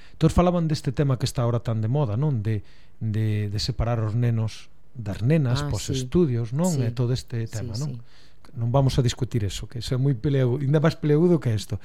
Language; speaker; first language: Galician; native; Galician